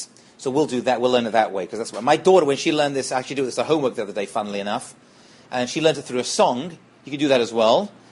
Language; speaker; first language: English; native; English